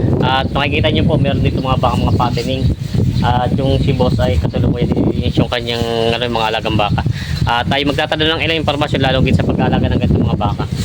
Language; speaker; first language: Filipino; native; Filipino